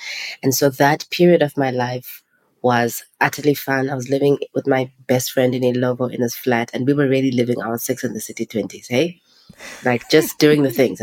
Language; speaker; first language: English; non-native, local second language; Xhosa